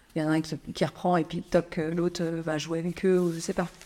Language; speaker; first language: French; native; French